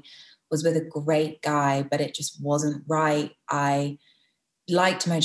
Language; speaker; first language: English; native; English